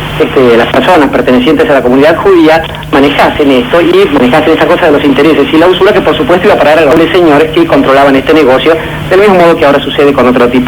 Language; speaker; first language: Spanish; native; Spanish